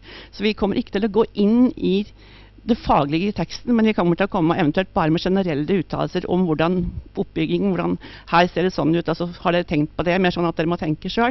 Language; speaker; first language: Norwegian; native; Norwegian